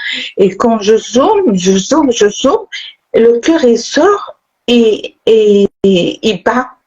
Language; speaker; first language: French; non-native, local second language; Arabic